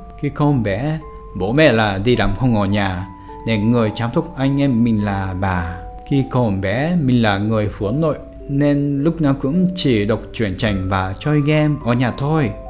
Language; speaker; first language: Vietnamese; non-native, fluent; Japanese